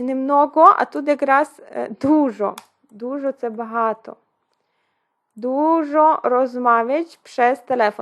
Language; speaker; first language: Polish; non-native, fluent; Ukrainian